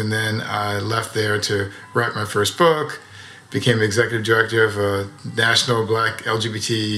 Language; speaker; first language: English; native; English